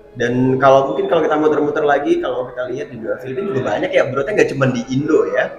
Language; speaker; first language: Indonesian; native; Indonesian